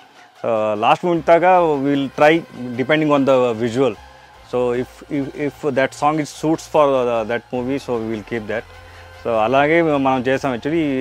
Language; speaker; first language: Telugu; non-native, learner; Kannada